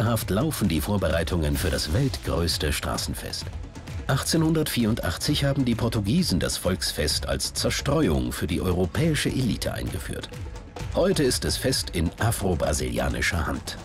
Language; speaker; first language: German; native; German